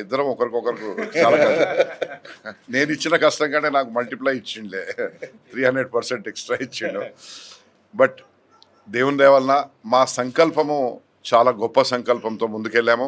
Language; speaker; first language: Telugu; native; Telugu